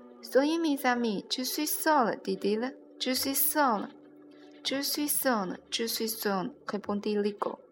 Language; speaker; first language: French; non-native, learner; Chinese